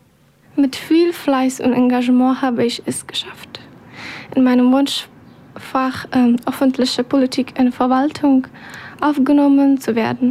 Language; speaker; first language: German; non-native, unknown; Persian